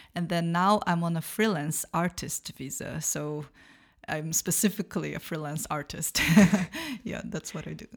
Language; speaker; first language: English; non-native, fluent; Portuguese